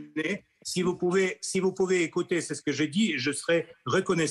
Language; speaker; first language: French; non-native, fluent; Russian